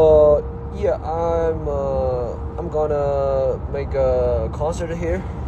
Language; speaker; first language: English; non-native, fluent; Chinese